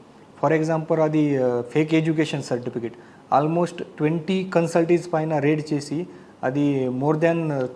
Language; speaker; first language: Telugu; non-native, fluent; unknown